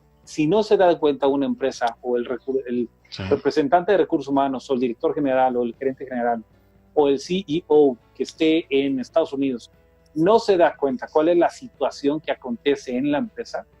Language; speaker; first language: Spanish; native; Spanish